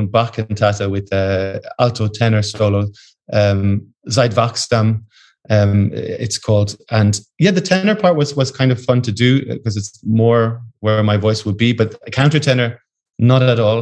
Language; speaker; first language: English; native; English